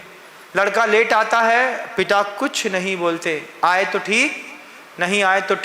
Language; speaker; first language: Hindi; native; Hindi